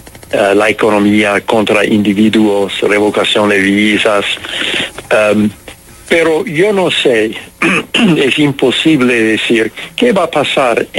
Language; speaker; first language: Spanish; non-native, fluent; English